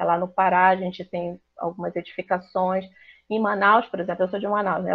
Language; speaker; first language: Portuguese; native; Portuguese